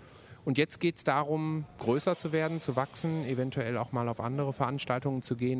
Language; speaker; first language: German; native; German